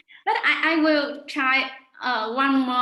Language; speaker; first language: English; non-native, learner; Vietnamese